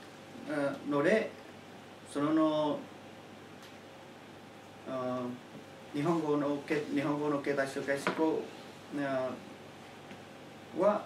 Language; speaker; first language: Japanese; non-native, learner; Chinese